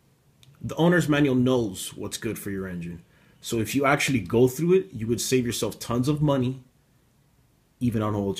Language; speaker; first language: English; native; English